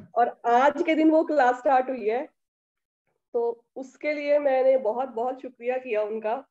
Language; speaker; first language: Hindi; native; Hindi